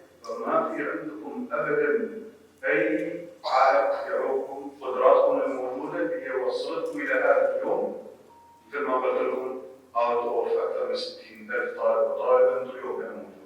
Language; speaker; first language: Arabic; native; Arabic